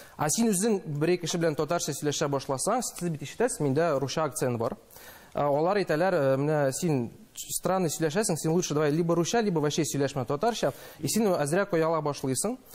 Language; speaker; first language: Tatar; non-native, local second language; Russian